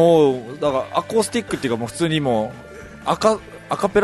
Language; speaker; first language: Japanese; native; Japanese